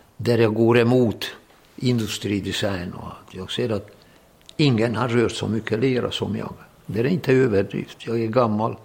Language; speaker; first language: Swedish; non-native, fluent; Hungarian